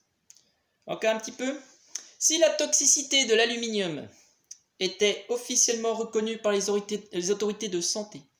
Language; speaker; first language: French; native; French